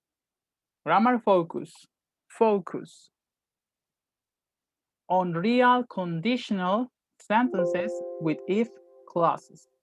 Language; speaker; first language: English; non-native, fluent; Spanish